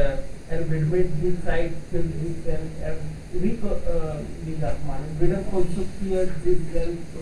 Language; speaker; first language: German; non-native, learner; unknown